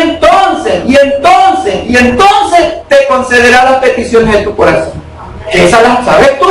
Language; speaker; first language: Spanish; native; Spanish